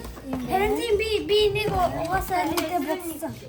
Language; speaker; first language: Mongolian; early bilingual, heritage; Mongolian